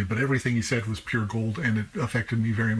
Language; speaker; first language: English; native; English